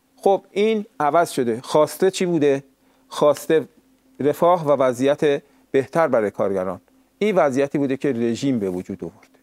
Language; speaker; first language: Persian; native; Persian